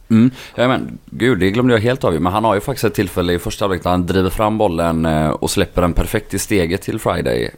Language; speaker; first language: Swedish; native; Swedish